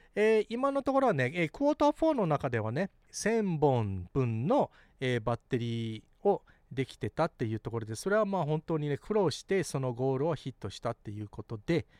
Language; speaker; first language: Japanese; early bilingual, heritage; Japanese